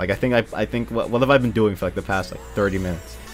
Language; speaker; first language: English; native; English